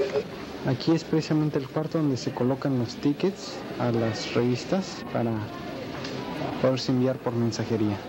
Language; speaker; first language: Spanish; native; Spanish